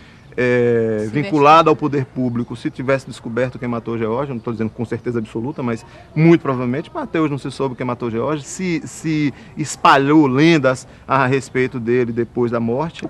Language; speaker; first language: Portuguese; native; Portuguese